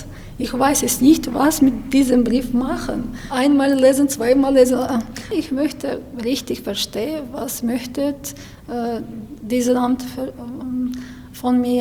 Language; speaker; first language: German; non-native, learner; Ukrainian